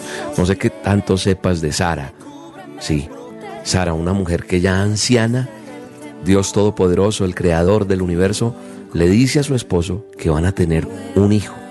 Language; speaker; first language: Spanish; native; Spanish